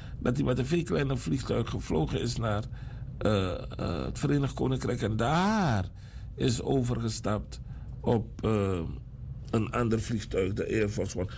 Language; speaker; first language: Dutch; native; Dutch